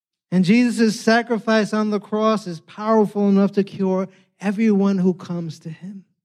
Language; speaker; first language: English; early bilingual, other home language; Spanish